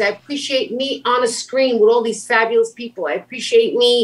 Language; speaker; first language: English; native; English